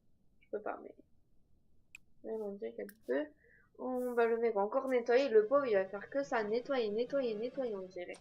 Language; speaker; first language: French; native; French